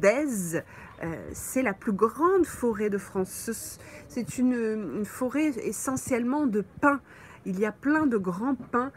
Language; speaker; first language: French; native; French